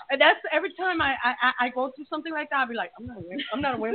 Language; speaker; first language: English; early bilingual, other home language; Spanish